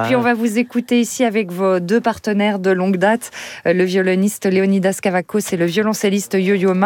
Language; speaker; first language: French; native; French